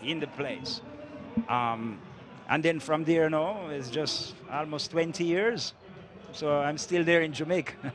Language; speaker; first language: English; non-native, fluent; Italian